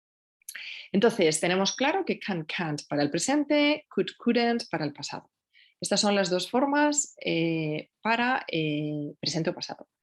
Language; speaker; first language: Spanish; native; Spanish